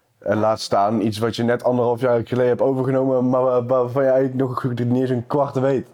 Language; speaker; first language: Dutch; native; Dutch